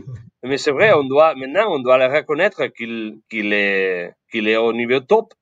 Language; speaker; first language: French; non-native, fluent; Spanish